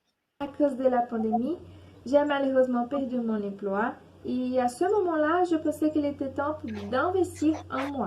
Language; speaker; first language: French; non-native, learner; Portuguese